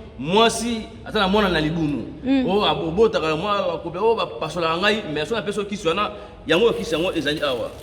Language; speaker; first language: Lingala; non-native, local second language; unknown